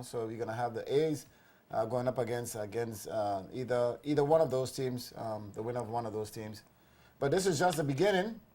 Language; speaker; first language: English; native; English